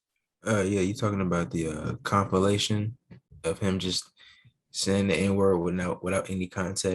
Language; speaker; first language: English; native; English